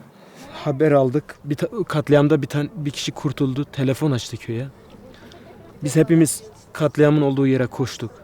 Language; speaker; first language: Turkish; non-native, local second language; Kurdish